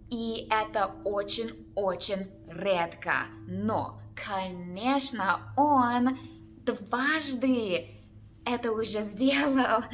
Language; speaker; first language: Russian; non-native, learner; English